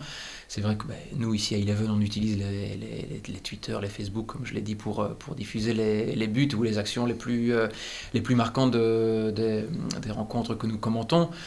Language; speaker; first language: French; native; French